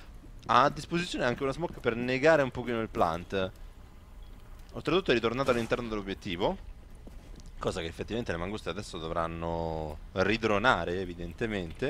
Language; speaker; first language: Italian; native; Italian